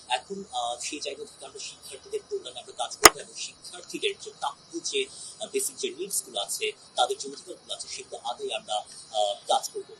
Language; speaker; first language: Bangla; non-native, local second language; Chakma